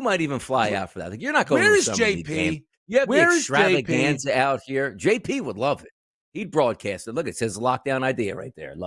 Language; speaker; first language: English; native; English